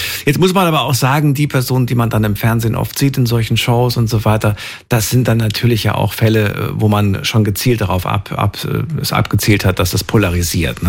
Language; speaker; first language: German; native; German